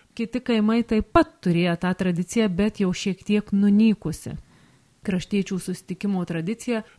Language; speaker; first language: Lithuanian; native; Lithuanian